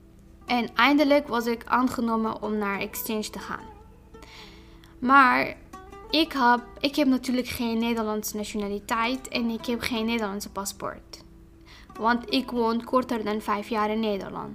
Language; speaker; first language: Dutch; non-native, fluent; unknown